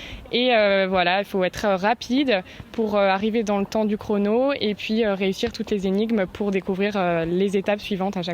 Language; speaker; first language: French; native; French